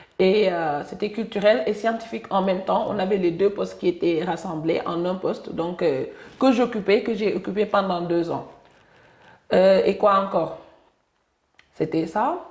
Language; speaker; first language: French; non-native, local second language; Wolof